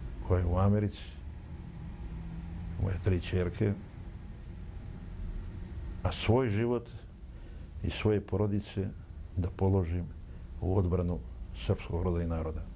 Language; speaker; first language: Bosnian; native; Bosnian